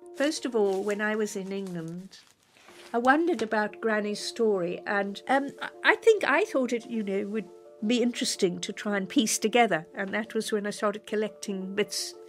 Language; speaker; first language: English; native; English